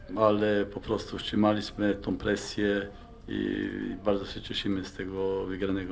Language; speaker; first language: Polish; non-native, fluent; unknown